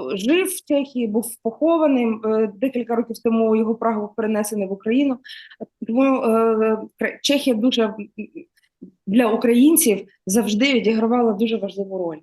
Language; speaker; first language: Ukrainian; native; Ukrainian